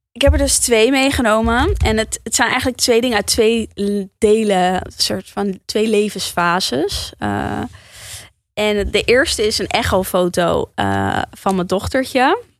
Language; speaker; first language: Dutch; early bilingual, heritage; Dutch